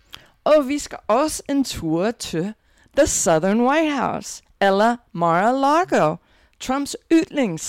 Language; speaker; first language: Danish; non-native, fluent; English